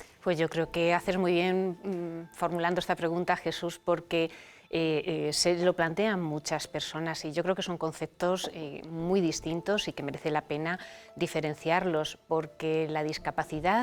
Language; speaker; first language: Spanish; native; Spanish